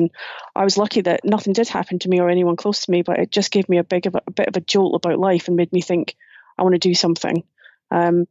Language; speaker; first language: English; native; English